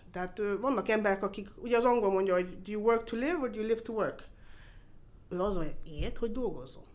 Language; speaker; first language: Hungarian; early bilingual, heritage; Hungarian